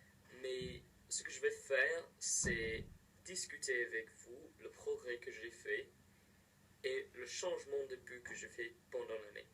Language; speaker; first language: French; non-native, fluent; English